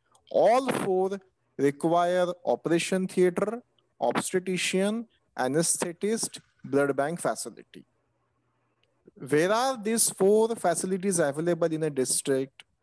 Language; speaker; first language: English; non-native, local second language; Marathi